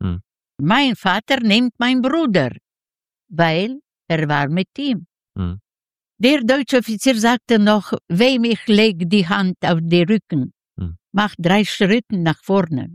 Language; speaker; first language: German; non-native, fluent; Yiddish